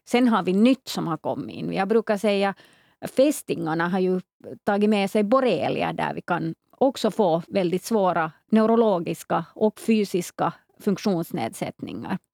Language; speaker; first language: Swedish; native; Swedish